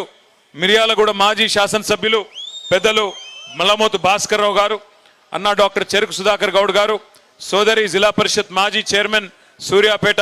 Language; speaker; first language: Telugu; native; Telugu